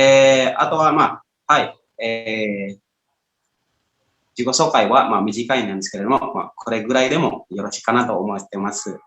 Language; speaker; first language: Japanese; non-native, fluent; Indonesian